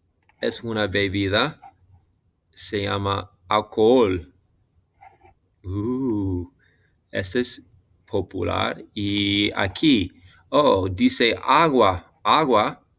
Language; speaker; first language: Spanish; non-native, fluent; English